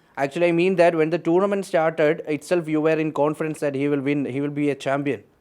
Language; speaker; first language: English; non-native, local second language; Malayalam